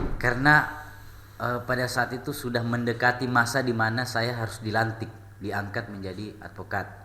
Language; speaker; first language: Indonesian; non-native, local second language; Buginese